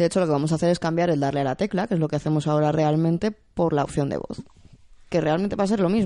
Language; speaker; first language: Spanish; native; Spanish